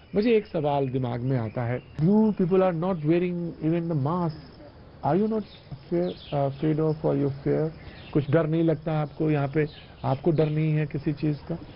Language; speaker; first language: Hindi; native; Hindi